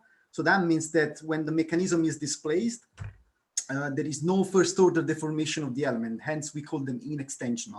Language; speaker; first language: English; non-native, fluent; Italian